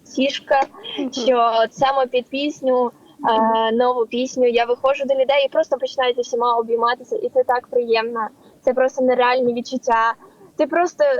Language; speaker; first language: Ukrainian; native; Ukrainian